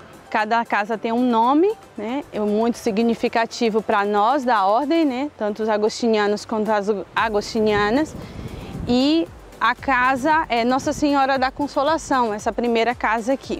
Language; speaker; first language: Portuguese; native; Portuguese